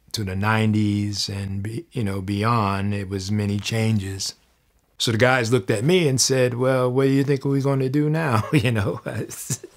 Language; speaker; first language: English; native; English